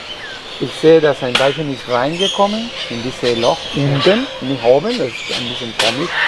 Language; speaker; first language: German; non-native, fluent; Spanish